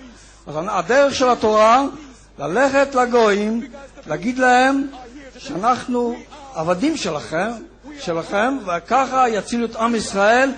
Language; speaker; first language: Hebrew; non-native, fluent; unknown